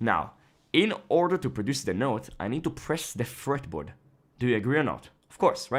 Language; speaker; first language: English; non-native, fluent; Hebrew